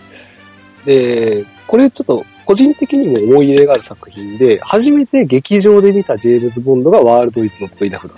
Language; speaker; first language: Japanese; native; Japanese